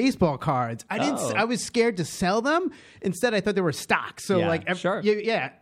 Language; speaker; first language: English; native; English